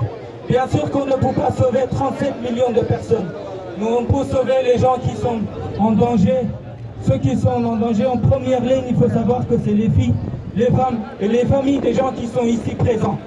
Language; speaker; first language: French; non-native, fluent; Persian